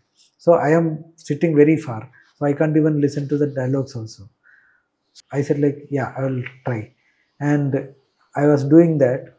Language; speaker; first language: Telugu; non-native, learner; Malayalam